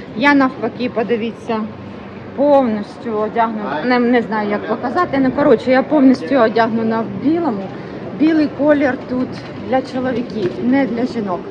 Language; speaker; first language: Ukrainian; non-native, local second language; Russian